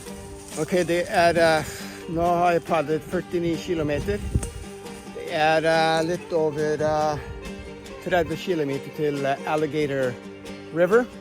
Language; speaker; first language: Norwegian; non-native, fluent; English